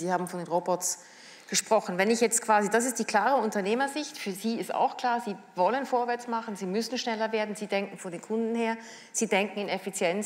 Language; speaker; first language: German; native; German